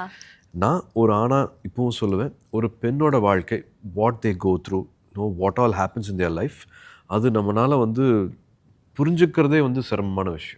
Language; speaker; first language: Tamil; native; Tamil